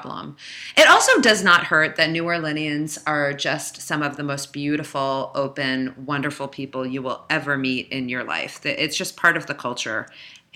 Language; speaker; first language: English; native; English